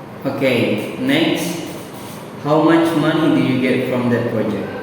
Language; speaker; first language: English; non-native, learner; Indonesian